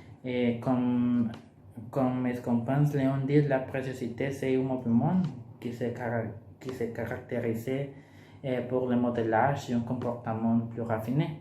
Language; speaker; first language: French; non-native, learner; Spanish